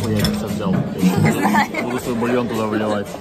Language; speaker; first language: Russian; native; Russian